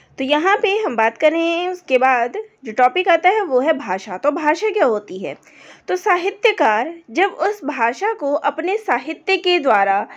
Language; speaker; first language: Hindi; native; Hindi